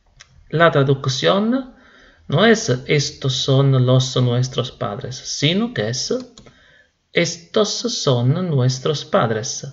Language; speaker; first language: Spanish; non-native, fluent; Italian